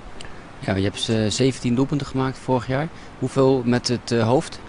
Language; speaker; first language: Dutch; native; Dutch